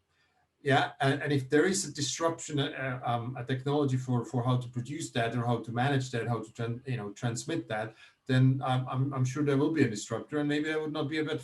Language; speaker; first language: English; non-native, fluent; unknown